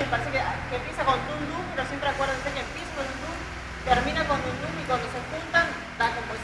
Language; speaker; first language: Spanish; native; Spanish